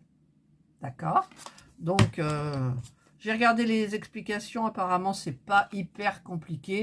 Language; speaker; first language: French; native; French